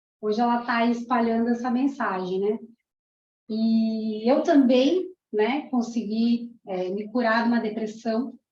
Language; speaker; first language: Portuguese; early bilingual, other home language; Spanish